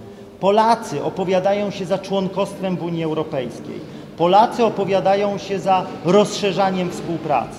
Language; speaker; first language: Polish; native; Polish